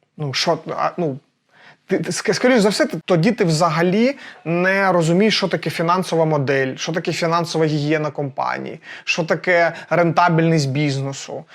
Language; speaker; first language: Ukrainian; non-native, local second language; Russian